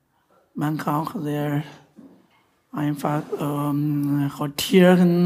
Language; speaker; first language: German; non-native, fluent; Chinese